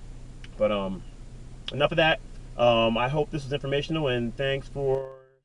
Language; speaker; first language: English; native; English